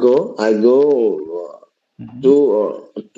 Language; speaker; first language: English; non-native, learner; Bangla